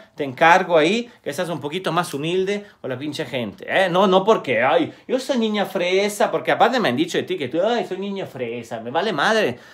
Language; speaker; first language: Spanish; non-native, fluent; Italian